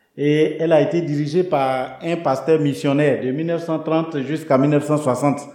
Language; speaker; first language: French; non-native, local second language; Baoulé